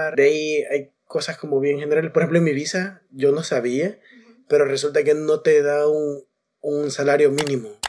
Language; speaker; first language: Spanish; native; Spanish